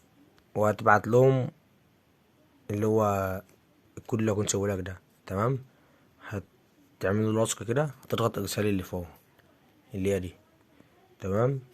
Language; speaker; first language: Arabic; native; Arabic